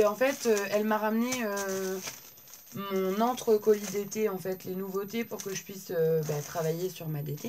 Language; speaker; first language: French; native; French